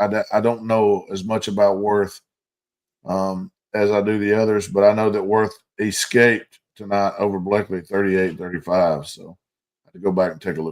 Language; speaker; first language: English; native; English